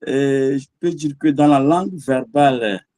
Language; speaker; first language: French; non-native, learner; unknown